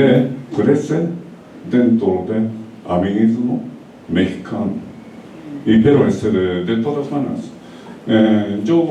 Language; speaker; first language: Spanish; non-native, learner; Japanese